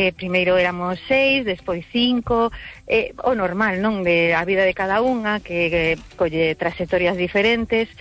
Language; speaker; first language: Galician; early bilingual, heritage; Galician